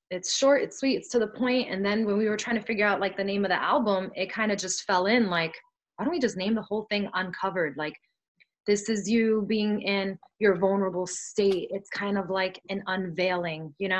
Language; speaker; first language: English; early bilingual, other home language; Spanish